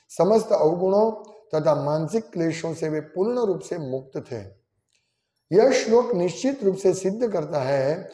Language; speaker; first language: Hindi; non-native, local second language; Gujarati